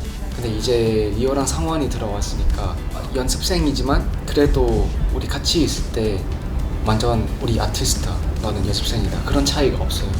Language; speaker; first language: Korean; non-native, fluent; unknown